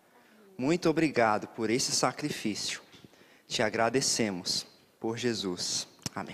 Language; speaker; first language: Portuguese; native; Portuguese